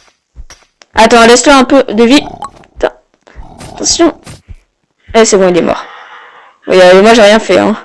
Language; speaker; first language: French; native; French